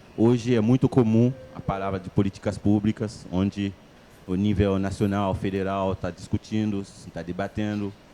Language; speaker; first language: Portuguese; non-native, fluent; Haitian Creole